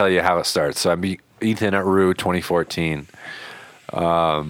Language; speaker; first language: English; native; English